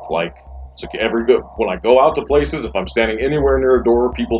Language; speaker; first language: English; native; English